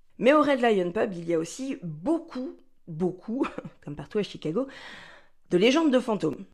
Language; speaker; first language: French; native; French